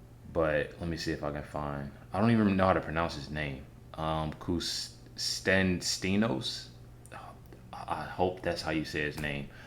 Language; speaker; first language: English; native; English